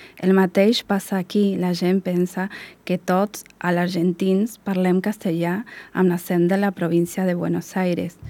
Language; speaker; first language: Catalan; non-native, learner; Spanish